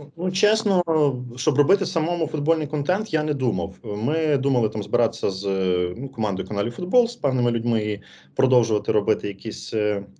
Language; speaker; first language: Ukrainian; native; Ukrainian